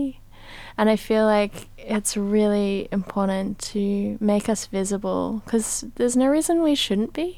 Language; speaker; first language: English; native; English